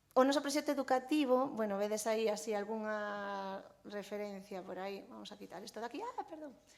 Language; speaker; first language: Galician; non-native, local second language; Spanish